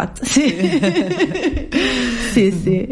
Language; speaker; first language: Catalan; non-native, fluent; Italian